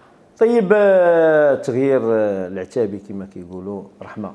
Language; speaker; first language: Arabic; native; Arabic